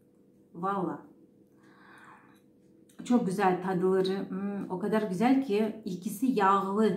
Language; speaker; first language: Turkish; non-native, learner; Russian